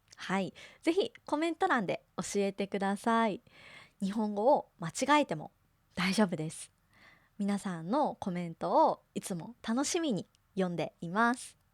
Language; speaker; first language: Japanese; native; Japanese